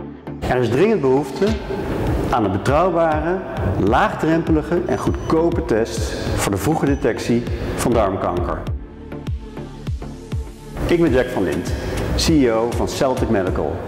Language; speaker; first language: Dutch; native; Dutch